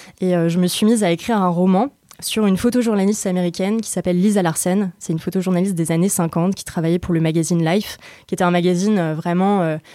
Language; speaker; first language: French; native; French